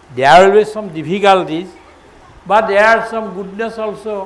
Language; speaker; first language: English; non-native, local second language; Assamese